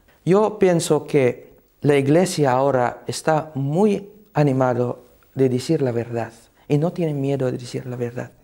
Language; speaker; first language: Spanish; non-native, fluent; Cebuano